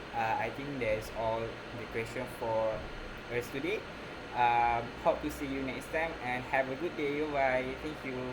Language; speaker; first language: English; non-native, local second language; Malay